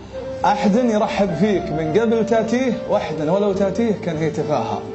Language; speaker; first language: Arabic; native; Arabic